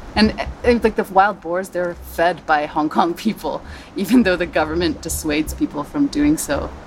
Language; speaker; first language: English; non-native, local second language; Cantonese